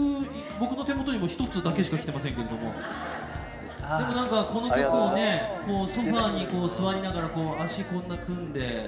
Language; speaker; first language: Japanese; native; Japanese